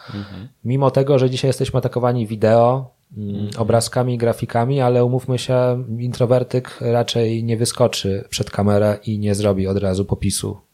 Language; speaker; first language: Polish; native; Polish